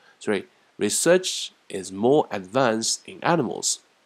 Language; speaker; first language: English; non-native, fluent; Chinese